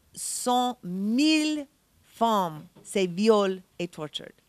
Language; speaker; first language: French; non-native, learner; English